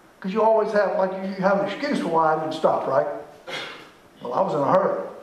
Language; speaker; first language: English; native; English